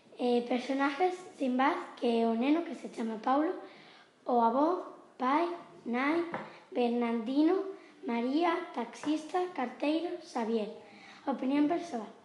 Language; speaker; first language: Galician; non-native, local second language; Spanish